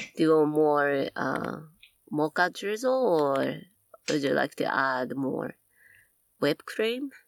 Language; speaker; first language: English; non-native, fluent; Japanese